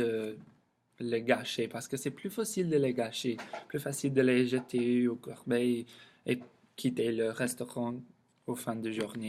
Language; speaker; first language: French; non-native, learner; English